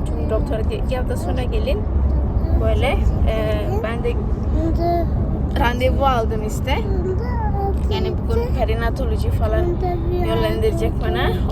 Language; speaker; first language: Turkish; non-native, fluent; Indonesian